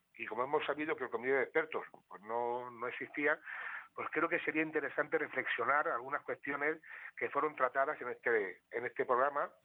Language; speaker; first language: Spanish; native; Spanish